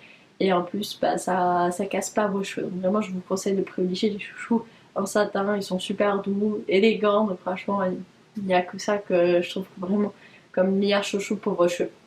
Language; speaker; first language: French; native; French